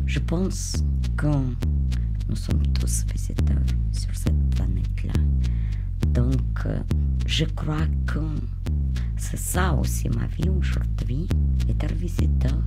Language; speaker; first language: French; non-native, learner; Russian